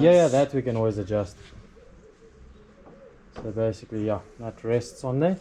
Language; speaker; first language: English; native; English